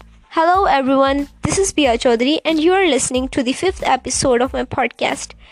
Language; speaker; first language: English; non-native, local second language; Punjabi